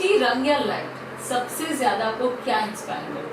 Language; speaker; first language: Hindi; native; Hindi